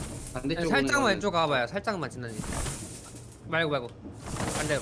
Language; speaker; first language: Korean; native; Korean